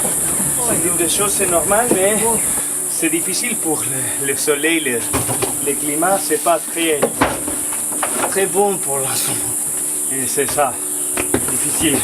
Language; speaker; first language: French; non-native, learner; Spanish